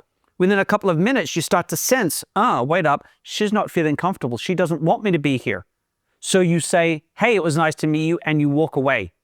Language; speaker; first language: English; native; English